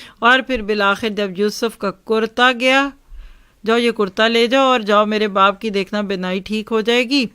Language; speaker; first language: Urdu; native; Urdu